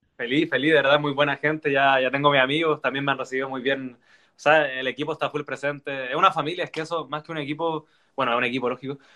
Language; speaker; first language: Spanish; native; Spanish